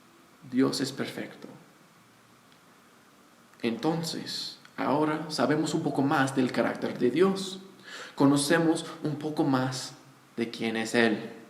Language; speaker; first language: Spanish; non-native, fluent; English